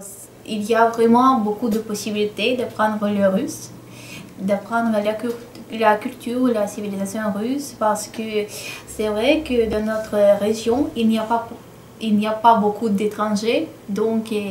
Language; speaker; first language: French; non-native, fluent; Russian